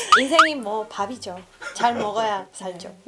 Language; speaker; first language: Korean; non-native, fluent; Spanish